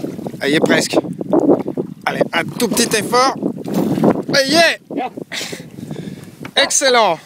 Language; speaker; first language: French; native; French